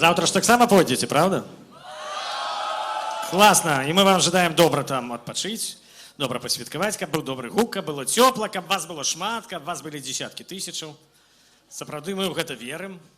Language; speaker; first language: Belarusian; native; Belarusian